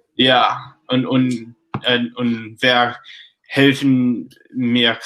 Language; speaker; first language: German; non-native, learner; English